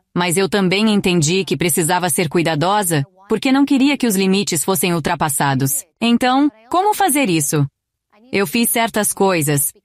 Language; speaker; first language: Portuguese; non-native, fluent; Greek